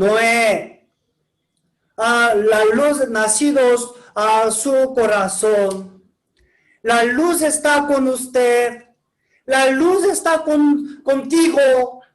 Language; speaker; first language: Spanish; non-native, learner; Korean